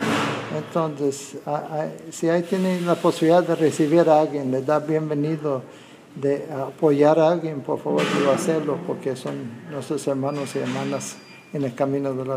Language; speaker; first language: Spanish; non-native, fluent; English